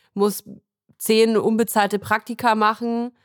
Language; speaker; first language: German; native; German